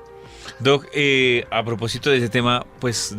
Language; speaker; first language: Spanish; native; Spanish